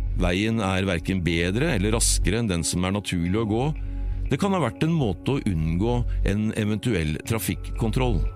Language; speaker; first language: Norwegian; native; Norwegian